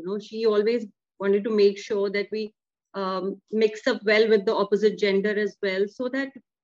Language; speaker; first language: English; non-native, local second language; Hindi